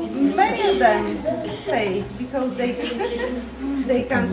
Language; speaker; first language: English; non-native, fluent; Bulgarian